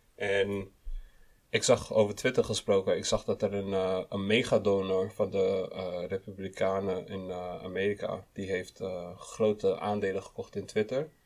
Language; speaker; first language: Dutch; early bilingual, other home language; Kinyarwanda